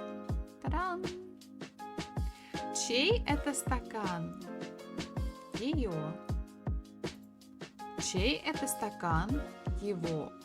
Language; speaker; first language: Russian; non-native, fluent; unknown